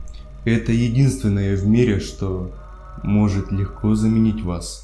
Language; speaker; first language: Russian; native; Russian